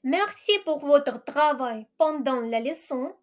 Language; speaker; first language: French; non-native, fluent; Ukrainian